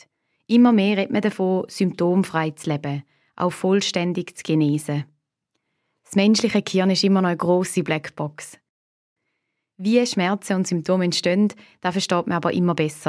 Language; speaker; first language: German; native; German